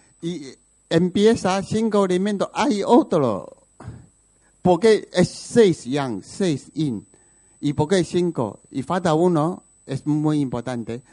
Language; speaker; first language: Spanish; non-native, learner; Chinese